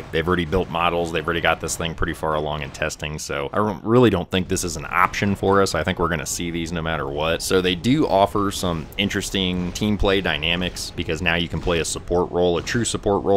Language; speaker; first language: English; native; English